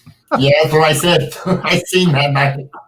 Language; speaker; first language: English; native; English